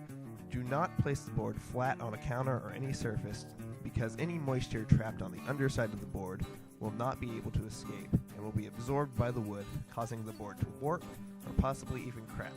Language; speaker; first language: English; native; English